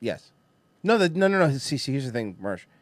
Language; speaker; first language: English; native; English